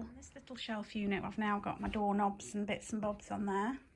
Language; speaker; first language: English; native; English